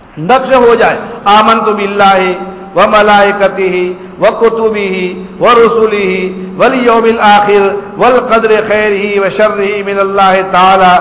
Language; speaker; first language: Urdu; non-native, local second language; Gujarati